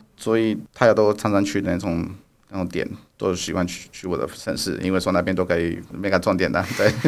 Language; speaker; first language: Chinese; non-native, fluent; Spanish